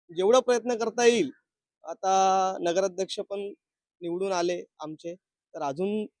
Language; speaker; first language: Marathi; native; Marathi